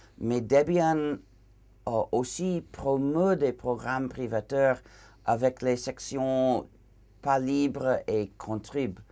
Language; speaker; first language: French; non-native, fluent; English